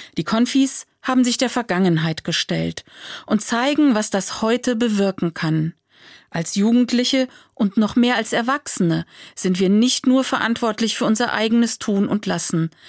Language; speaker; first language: German; native; German